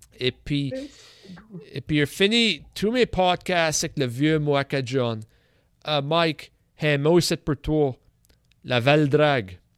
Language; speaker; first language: French; native; French